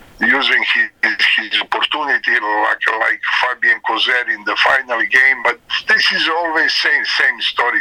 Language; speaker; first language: English; non-native, learner; Serbian